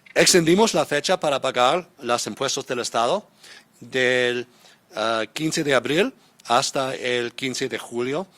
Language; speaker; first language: Spanish; non-native, fluent; English